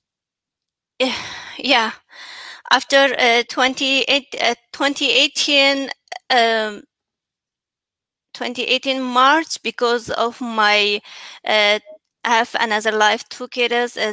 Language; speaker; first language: English; non-native, learner; Chinese